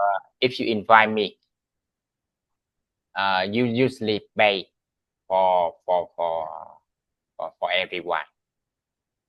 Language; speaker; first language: English; non-native, learner; Vietnamese